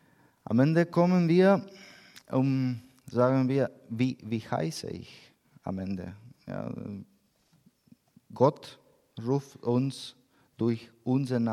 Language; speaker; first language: German; non-native, learner; Spanish